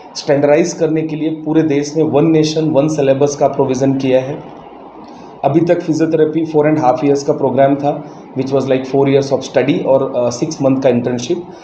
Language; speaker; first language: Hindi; non-native, local second language; Gujarati